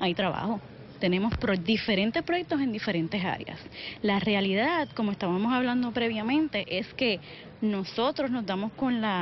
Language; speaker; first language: Spanish; native; Spanish